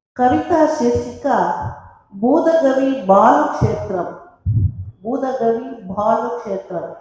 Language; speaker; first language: Telugu; non-native, local second language; Kannada